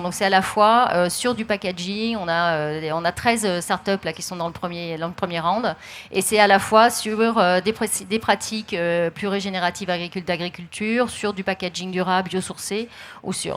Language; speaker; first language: French; native; French